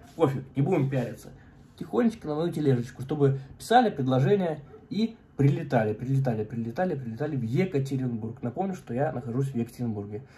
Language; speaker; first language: Russian; native; Russian